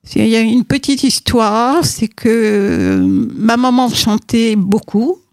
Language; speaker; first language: French; native; French